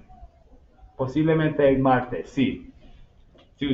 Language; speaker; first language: Spanish; non-native, fluent; English